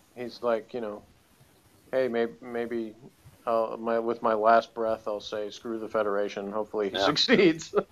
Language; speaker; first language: English; native; English